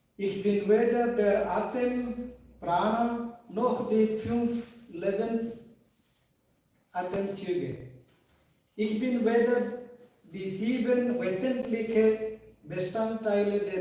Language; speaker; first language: German; non-native, fluent; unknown